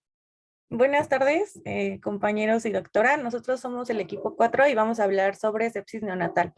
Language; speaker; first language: Spanish; native; Spanish